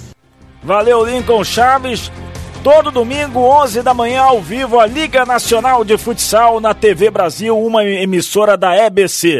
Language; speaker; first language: Portuguese; native; Portuguese